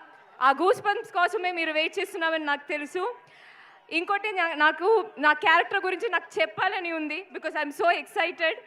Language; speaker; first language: Telugu; non-native, fluent; Malayalam